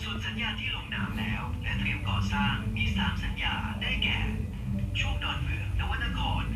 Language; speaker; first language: Thai; native; Thai